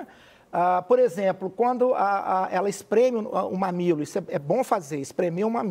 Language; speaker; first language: Portuguese; native; Portuguese